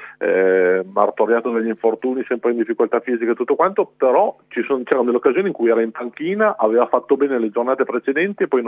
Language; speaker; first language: Italian; native; Italian